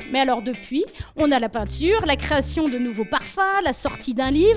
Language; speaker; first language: French; native; French